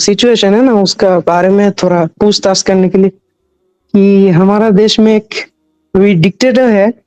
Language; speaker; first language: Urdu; non-native, learner; Bangla